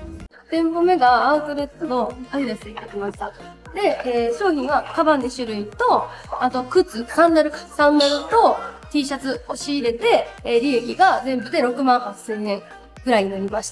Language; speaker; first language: Japanese; native; Japanese